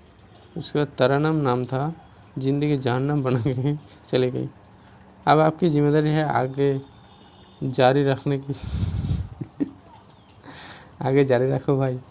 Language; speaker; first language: Hindi; non-native, local second language; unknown